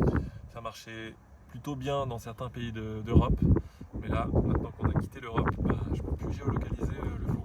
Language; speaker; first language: French; native; French